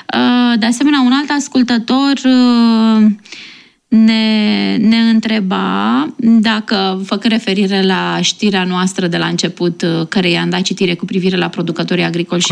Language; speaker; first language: Romanian; native; Romanian